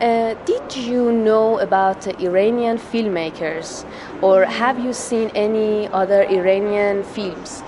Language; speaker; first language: English; non-native, learner; Persian